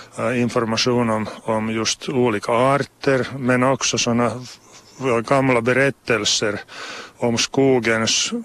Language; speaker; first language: Swedish; non-native, local second language; Finnish